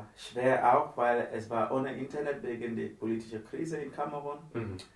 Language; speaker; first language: German; non-native, fluent; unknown